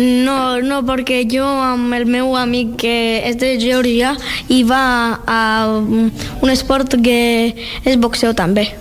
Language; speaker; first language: Catalan; non-native, learner; Georgian